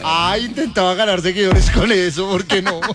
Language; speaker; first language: Spanish; native; Spanish